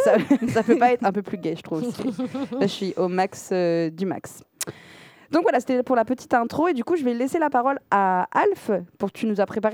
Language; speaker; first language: French; native; French